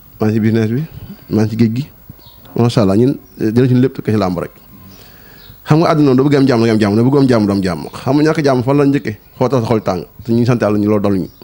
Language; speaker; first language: Wolof; native; Wolof